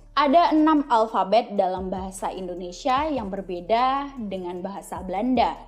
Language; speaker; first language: Indonesian; native; Indonesian